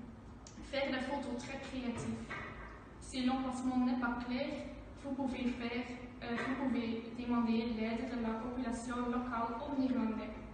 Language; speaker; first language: French; non-native, learner; Dutch